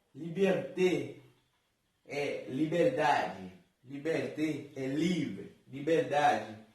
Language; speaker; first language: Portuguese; non-native, fluent; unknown